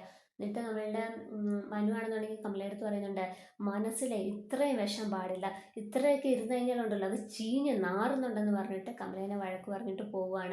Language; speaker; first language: Malayalam; native; Malayalam